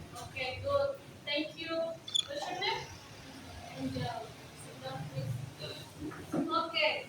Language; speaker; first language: English; non-native, learner; Indonesian